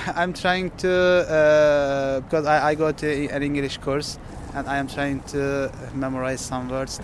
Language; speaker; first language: English; non-native, learner; Turkish